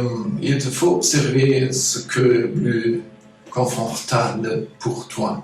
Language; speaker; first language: French; non-native, fluent; German